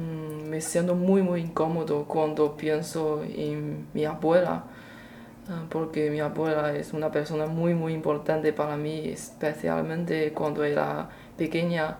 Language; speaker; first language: Spanish; non-native, learner; Chinese